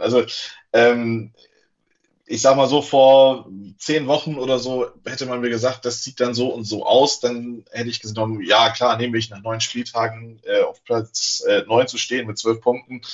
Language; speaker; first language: German; native; German